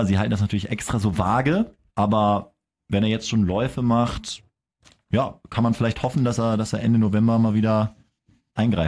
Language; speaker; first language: German; native; German